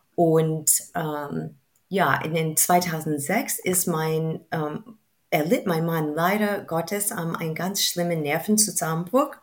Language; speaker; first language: German; non-native, fluent; English